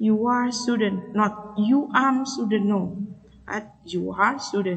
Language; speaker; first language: English; non-native, fluent; Indonesian